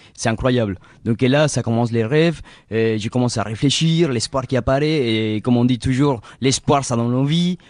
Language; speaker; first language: French; non-native, fluent; Spanish